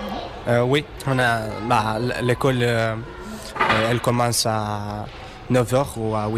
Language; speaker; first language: French; non-native, learner; Romanian